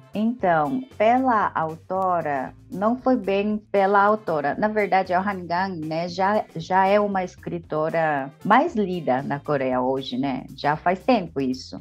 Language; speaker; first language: Portuguese; non-native, fluent; Korean